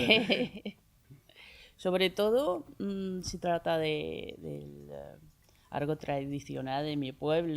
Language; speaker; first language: Spanish; non-native, learner; Chinese